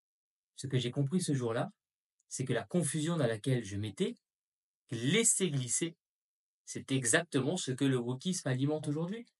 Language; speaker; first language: French; native; French